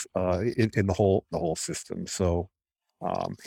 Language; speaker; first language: English; native; English